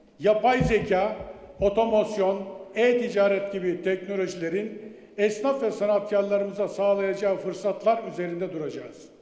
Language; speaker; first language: Turkish; native; Turkish